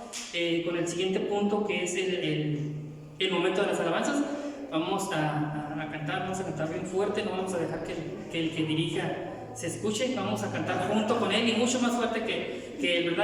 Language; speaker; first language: Spanish; native; Spanish